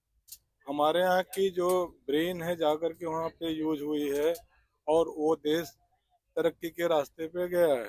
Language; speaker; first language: Hindi; native; Hindi